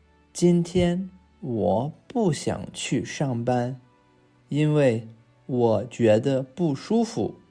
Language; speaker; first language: Chinese; non-native, fluent; English